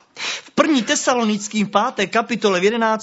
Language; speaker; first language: Czech; native; Czech